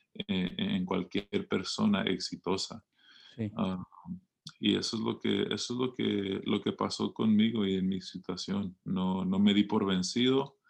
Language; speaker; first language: Spanish; early bilingual, heritage; Spanish